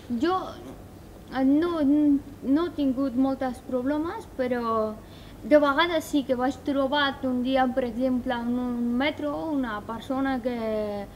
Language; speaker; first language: Catalan; non-native, learner; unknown